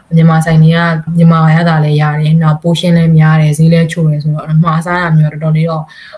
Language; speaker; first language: Burmese; native; Burmese